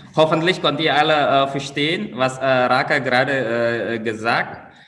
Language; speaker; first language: German; non-native, fluent; Indonesian